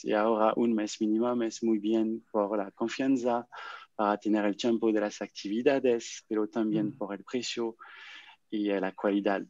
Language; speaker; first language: Spanish; non-native, learner; French